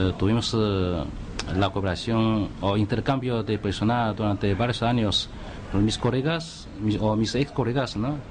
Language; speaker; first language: Spanish; non-native, fluent; Chinese